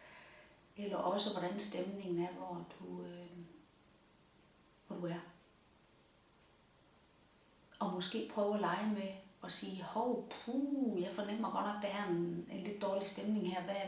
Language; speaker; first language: Danish; native; Danish